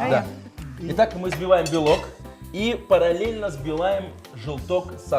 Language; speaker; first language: Russian; native; Russian